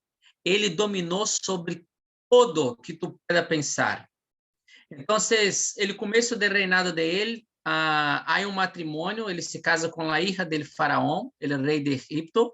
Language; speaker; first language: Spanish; non-native, fluent; Portuguese